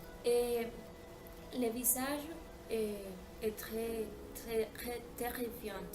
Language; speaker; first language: French; non-native, learner; Spanish